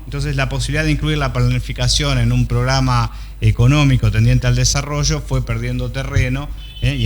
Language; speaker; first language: Spanish; native; Spanish